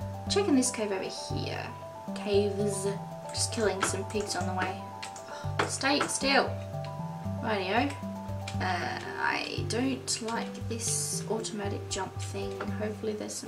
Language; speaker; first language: English; native; English